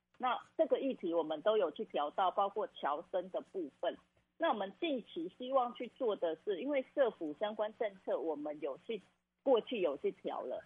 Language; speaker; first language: Chinese; non-native, fluent; Khmer